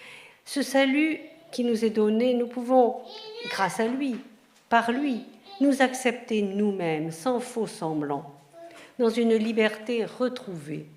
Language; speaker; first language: French; native; French